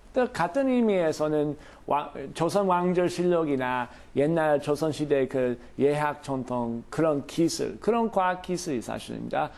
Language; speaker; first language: Korean; non-native, fluent; English